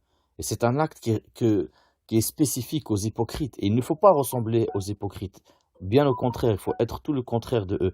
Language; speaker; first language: French; native; French